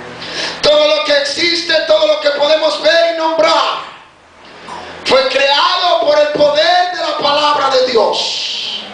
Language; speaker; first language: Spanish; native; Spanish